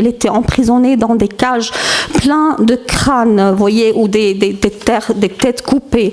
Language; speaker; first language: French; non-native, fluent; Arabic